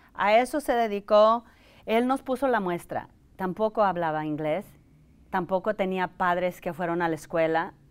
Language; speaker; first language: Spanish; early bilingual, heritage; Spanish